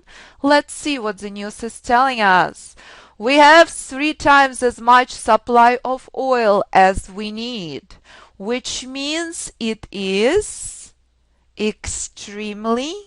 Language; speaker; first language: English; non-native, fluent; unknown